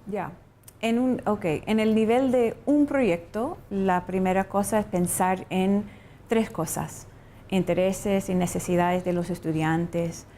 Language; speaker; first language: Spanish; non-native, fluent; English